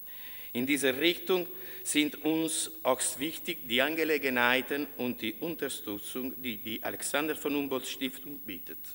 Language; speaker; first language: German; non-native, fluent; Italian